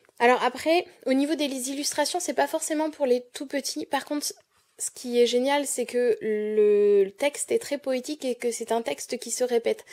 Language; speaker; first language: French; native; French